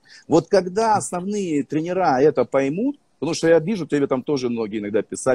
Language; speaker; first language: Russian; native; Russian